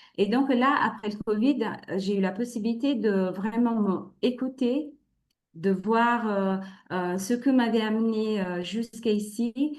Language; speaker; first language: French; non-native, fluent; Italian